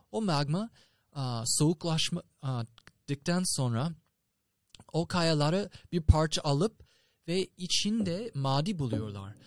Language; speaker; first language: Turkish; non-native, fluent; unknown